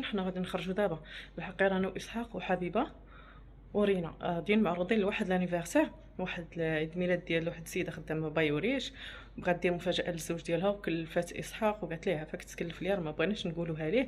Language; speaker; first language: Arabic; native; Arabic